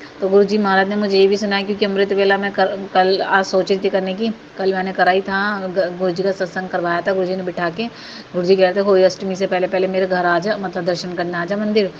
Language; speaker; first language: Hindi; native; Hindi